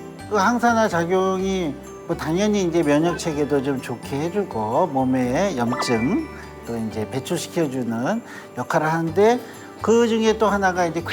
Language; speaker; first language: Korean; native; Korean